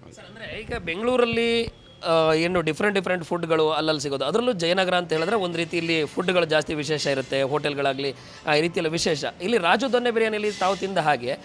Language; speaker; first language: Kannada; native; Kannada